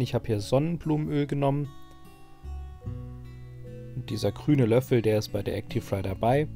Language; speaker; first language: German; native; German